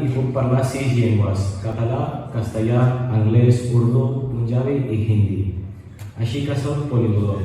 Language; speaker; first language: Catalan; early bilingual, other home language; Urdu